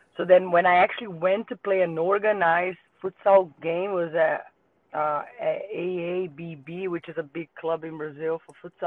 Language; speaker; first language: English; non-native, fluent; Portuguese